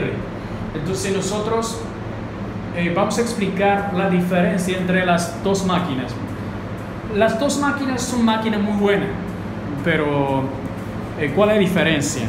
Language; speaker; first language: Spanish; non-native, learner; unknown